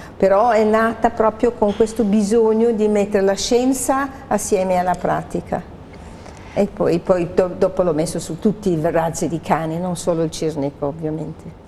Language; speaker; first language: Italian; non-native, fluent; English